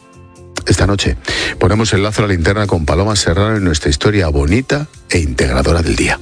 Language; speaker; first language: Spanish; native; Spanish